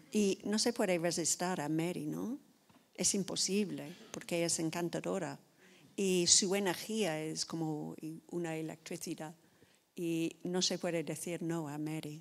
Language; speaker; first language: Spanish; non-native, fluent; English